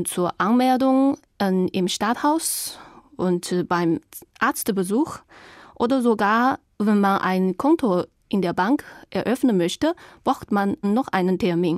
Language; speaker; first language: German; non-native, fluent; Chinese